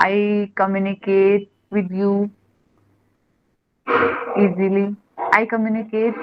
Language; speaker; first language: English; non-native, learner; Hindi